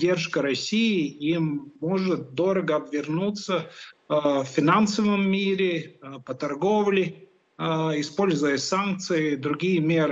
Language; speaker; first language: Russian; non-native, local second language; Latvian